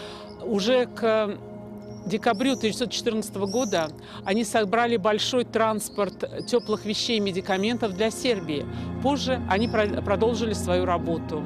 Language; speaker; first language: Russian; native; Russian